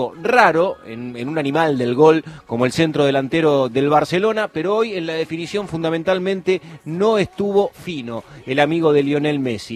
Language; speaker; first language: Spanish; native; Spanish